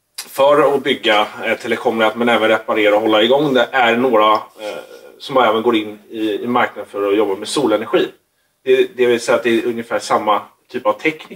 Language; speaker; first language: Swedish; native; Swedish